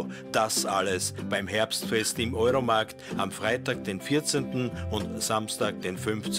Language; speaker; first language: German; native; German